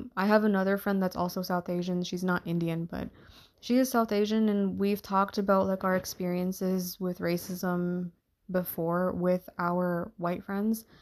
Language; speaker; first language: English; early bilingual, other home language; Hindi